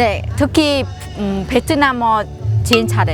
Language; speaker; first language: Korean; non-native, learner; Vietnamese